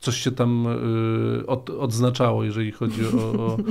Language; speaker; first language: Polish; native; Polish